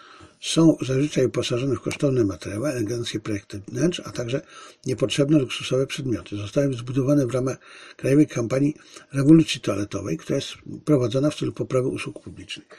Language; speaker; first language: Polish; native; Polish